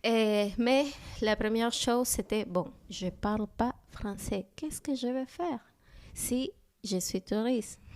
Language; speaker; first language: French; non-native, learner; Spanish